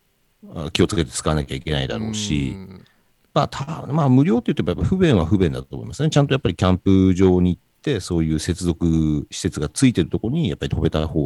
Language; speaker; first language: Japanese; native; Japanese